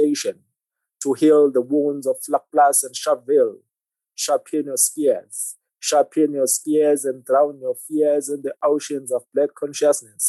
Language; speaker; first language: English; non-native, local second language; Zulu